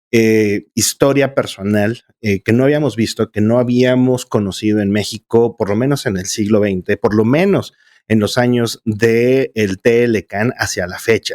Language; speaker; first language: Spanish; native; Spanish